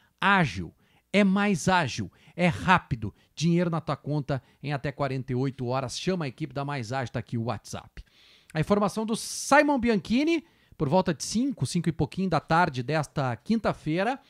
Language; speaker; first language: Portuguese; native; Portuguese